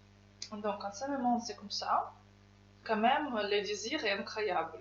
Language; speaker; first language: French; non-native, fluent; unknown